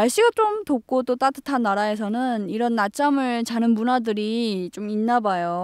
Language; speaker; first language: Korean; native; Korean